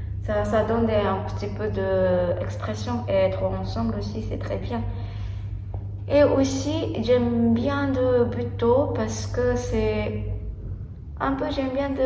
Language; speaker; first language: French; non-native, learner; Japanese